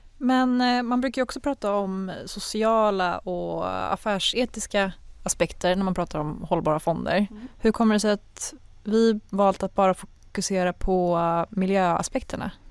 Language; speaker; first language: Swedish; native; Swedish